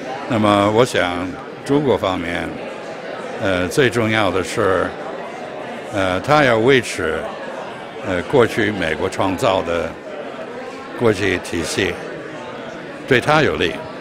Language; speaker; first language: Chinese; non-native, fluent; English